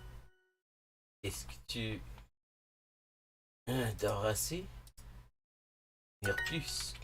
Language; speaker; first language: French; non-native, learner; English